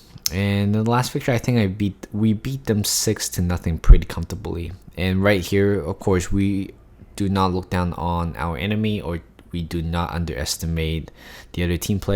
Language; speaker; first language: English; non-native, fluent; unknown